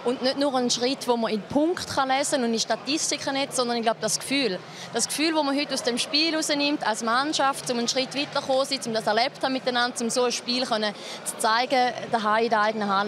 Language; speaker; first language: German; native; German